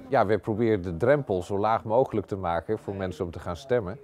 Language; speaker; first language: Dutch; native; Dutch